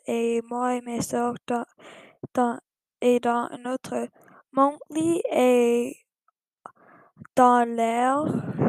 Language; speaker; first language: French; non-native, learner; English